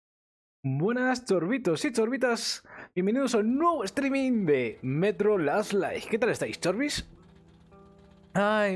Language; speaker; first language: Spanish; native; Spanish